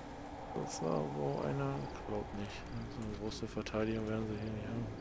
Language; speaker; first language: German; native; German